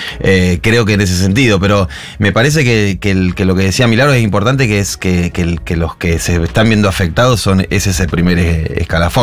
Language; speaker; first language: Spanish; native; Spanish